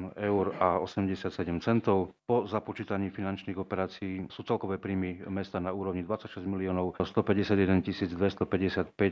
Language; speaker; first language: Slovak; native; Slovak